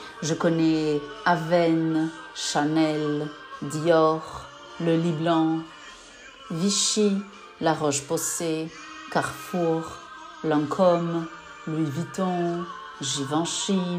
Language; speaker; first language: French; non-native, learner; Portuguese